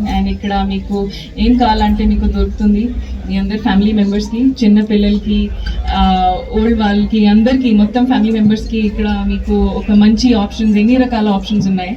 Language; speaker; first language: Telugu; non-native, fluent; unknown